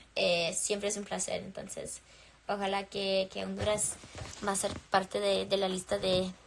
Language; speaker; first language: Spanish; early bilingual, heritage; English